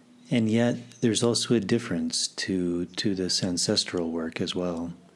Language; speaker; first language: English; native; English